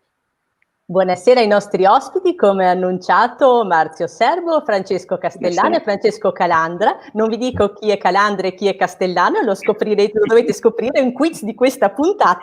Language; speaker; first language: Italian; native; Italian